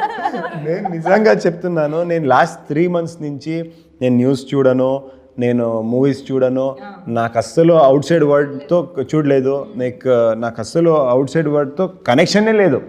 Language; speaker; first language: Telugu; non-native, learner; Kannada